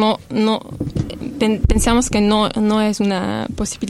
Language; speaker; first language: Spanish; non-native, learner; French